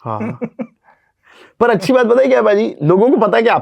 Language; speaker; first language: Hindi; native; Hindi